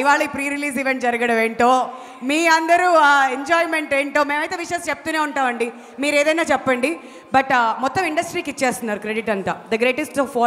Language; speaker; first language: Telugu; native; Telugu